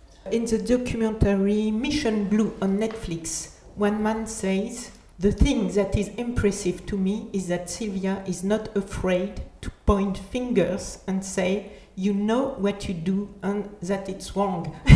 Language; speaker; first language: English; non-native, fluent; French